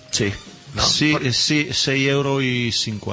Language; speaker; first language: Spanish; non-native, learner; Italian